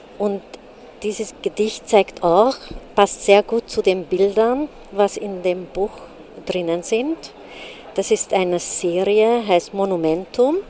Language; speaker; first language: German; non-native, fluent; Hungarian